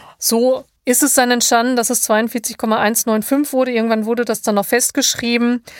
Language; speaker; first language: German; native; German